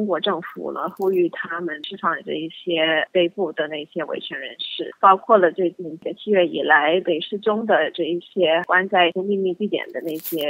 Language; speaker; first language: Chinese; native; Chinese